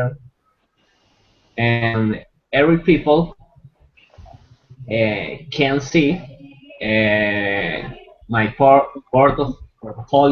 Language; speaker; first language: English; non-native, learner; Spanish